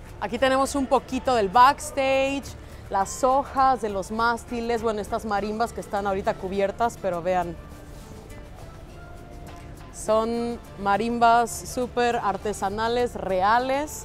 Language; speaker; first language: Spanish; native; Spanish